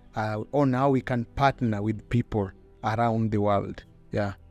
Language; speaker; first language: English; non-native, local second language; Luyia